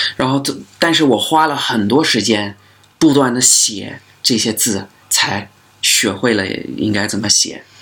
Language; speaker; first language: Chinese; non-native, fluent; English